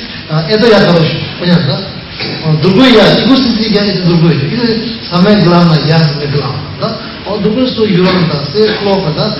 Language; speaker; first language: Russian; non-native, learner; Tibetan